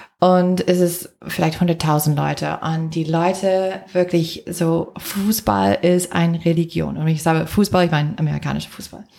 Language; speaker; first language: German; non-native, fluent; English